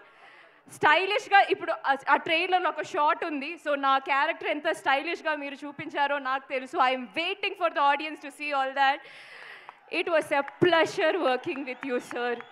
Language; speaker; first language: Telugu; non-native, fluent; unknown